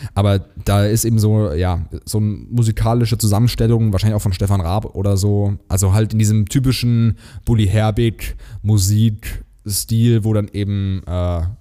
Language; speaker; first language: German; native; German